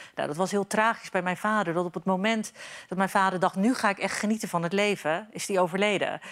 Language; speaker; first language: Dutch; early bilingual, other home language; Turkish